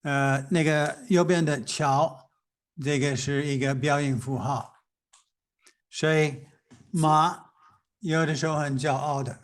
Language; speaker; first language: Chinese; non-native, fluent; English